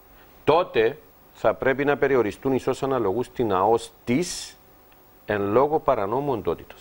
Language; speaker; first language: Greek; native; Greek